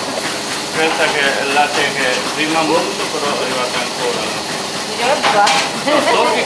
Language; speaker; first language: Italian; non-native, learner; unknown